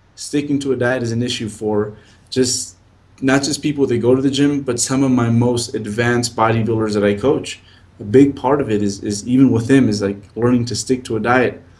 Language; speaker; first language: English; native; English